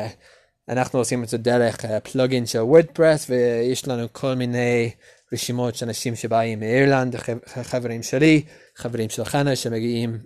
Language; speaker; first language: Hebrew; non-native, learner; English